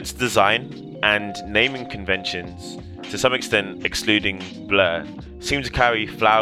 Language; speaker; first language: English; native; English